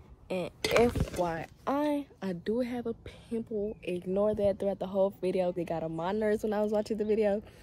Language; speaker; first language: English; early bilingual, other home language; Spanish